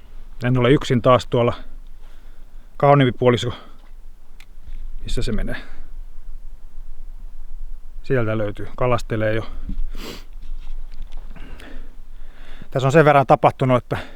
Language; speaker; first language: Finnish; native; Finnish